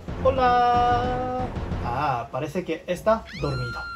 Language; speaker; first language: Spanish; non-native, learner; Japanese